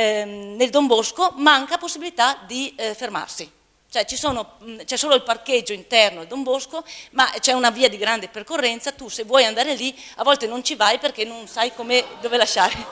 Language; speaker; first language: Italian; native; Italian